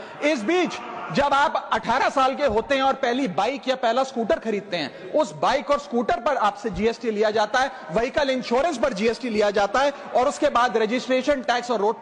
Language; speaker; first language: Hindi; native; Hindi